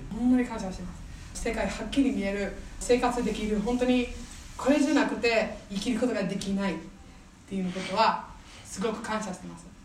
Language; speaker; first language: Japanese; non-native, fluent; English